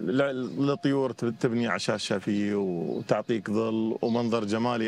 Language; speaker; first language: Arabic; native; Arabic